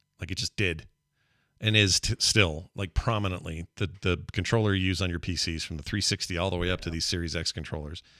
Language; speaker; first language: English; native; English